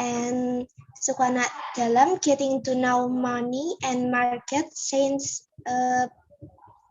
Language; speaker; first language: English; non-native, learner; Indonesian